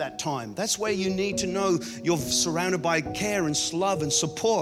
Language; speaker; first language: English; native; English